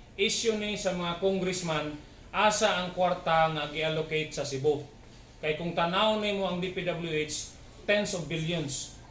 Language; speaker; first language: Cebuano; native; Cebuano